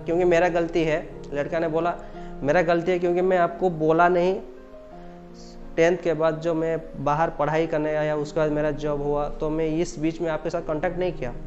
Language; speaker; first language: Hindi; non-native, local second language; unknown